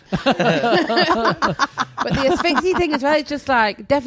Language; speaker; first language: English; native; English